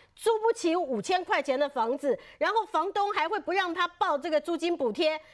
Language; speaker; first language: Chinese; native; Chinese